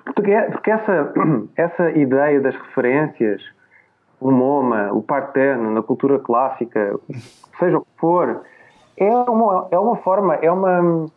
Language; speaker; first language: Portuguese; native; Portuguese